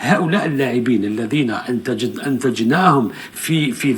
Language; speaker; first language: Arabic; native; Arabic